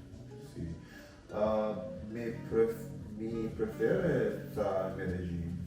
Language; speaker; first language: Spanish; non-native, learner; English